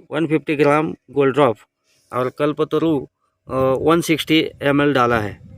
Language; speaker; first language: Hindi; non-native, local second language; Marathi